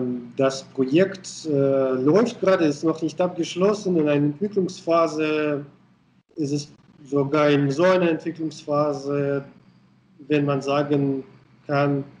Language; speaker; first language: German; non-native, fluent; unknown